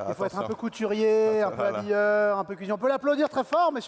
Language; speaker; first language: French; native; French